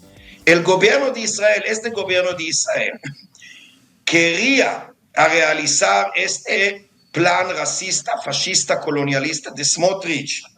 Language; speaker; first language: Spanish; non-native, fluent; Hebrew